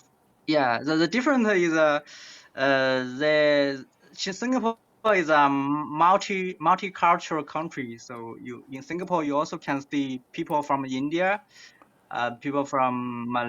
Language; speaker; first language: English; non-native, learner; Chinese